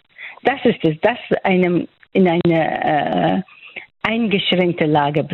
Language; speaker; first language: German; non-native, fluent; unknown